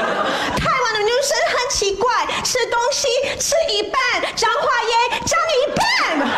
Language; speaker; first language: Chinese; non-native, fluent; English